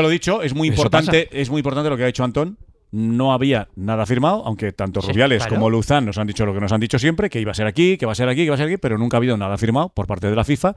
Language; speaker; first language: Spanish; native; Spanish